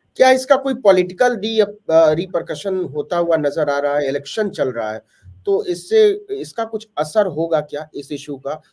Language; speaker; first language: Hindi; native; Hindi